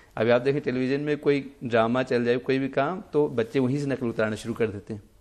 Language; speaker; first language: Urdu; non-native, local second language; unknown